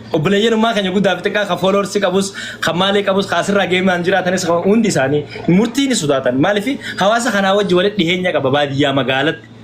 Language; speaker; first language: Oromo; native; Oromo